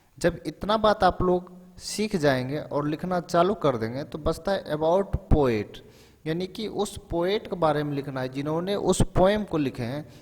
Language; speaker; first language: Hindi; native; Hindi